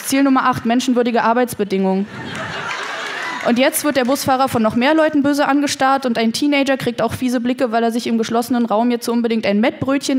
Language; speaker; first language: German; native; German